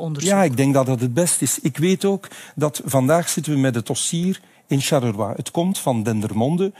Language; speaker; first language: Dutch; native; Dutch